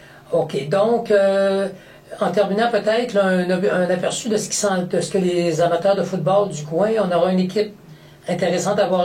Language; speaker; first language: French; native; French